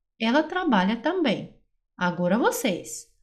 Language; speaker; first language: Portuguese; non-native, fluent; Russian